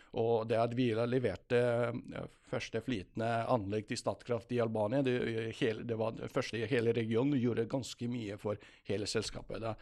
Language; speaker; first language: Norwegian; non-native, fluent; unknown